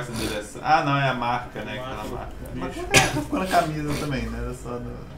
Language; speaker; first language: Portuguese; native; Portuguese